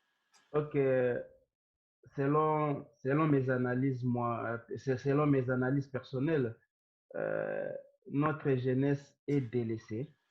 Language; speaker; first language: French; non-native, local second language; Swahili